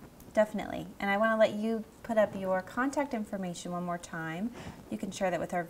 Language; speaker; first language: English; native; English